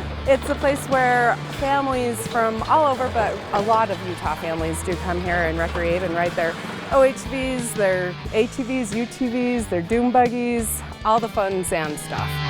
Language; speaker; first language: English; native; English